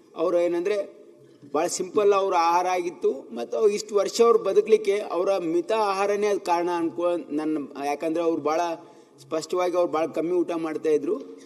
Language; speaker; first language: Kannada; native; Kannada